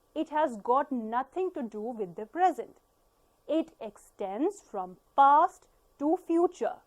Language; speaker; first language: English; non-native, local second language; Punjabi